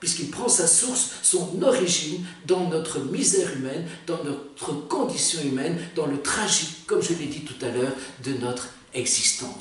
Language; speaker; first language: French; native; French